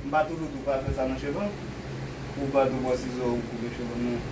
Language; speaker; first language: Portuguese; non-native, learner; Haitian Creole